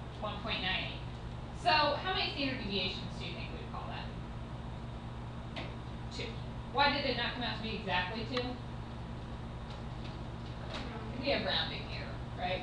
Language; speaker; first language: English; native; English